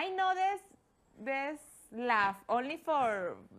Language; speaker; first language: English; non-native, learner; Spanish